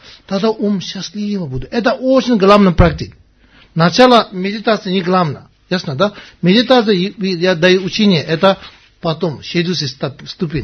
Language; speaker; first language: Russian; non-native, learner; Tibetan